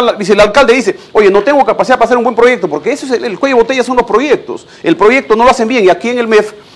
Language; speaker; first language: Spanish; native; Spanish